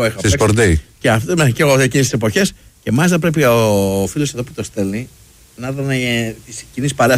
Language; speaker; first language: Greek; native; Greek